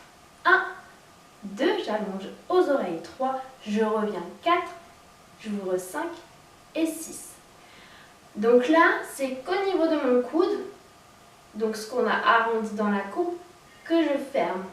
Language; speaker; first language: French; native; French